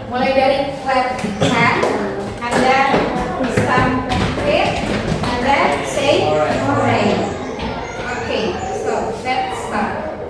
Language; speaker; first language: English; non-native, learner; Indonesian